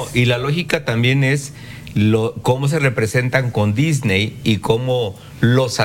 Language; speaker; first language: Spanish; native; Spanish